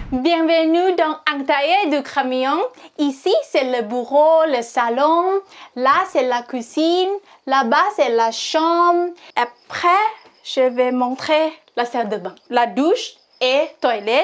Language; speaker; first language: French; non-native, learner; Thai